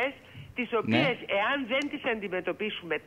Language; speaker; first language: Greek; native; Greek